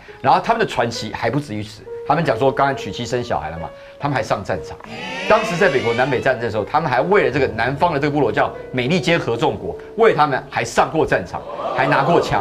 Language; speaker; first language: Chinese; native; Chinese